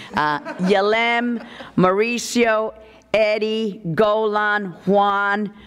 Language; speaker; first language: English; early bilingual, other home language; Spanish